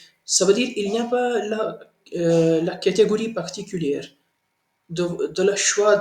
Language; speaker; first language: French; non-native, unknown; Hindi